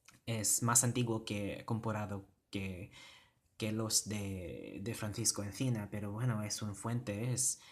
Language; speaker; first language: Spanish; non-native, learner; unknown